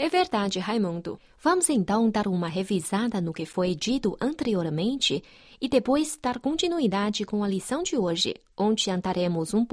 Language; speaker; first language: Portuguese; non-native, fluent; Chinese